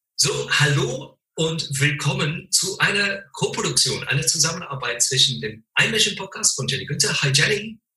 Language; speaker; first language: German; non-native, fluent; English